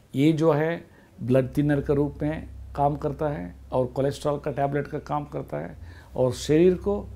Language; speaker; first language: Hindi; non-native, local second language; Kannada